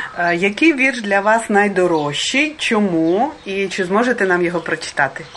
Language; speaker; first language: Ukrainian; early bilingual, heritage; Ukrainian